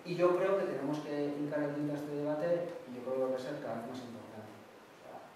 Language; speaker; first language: Spanish; non-native, local second language; Basque